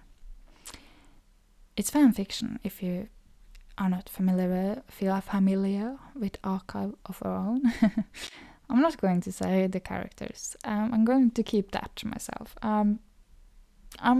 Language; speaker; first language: English; non-native, fluent; Norwegian